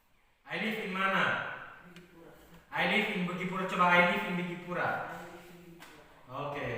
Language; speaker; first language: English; non-native, learner; Indonesian